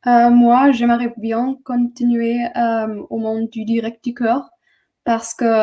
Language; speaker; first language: French; non-native, learner; German